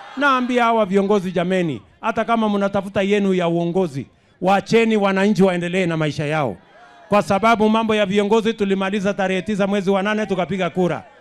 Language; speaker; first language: Swahili; non-native, local second language; Kalenjin